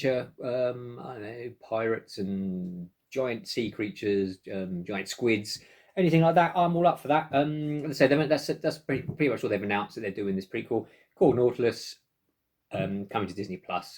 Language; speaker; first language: English; native; English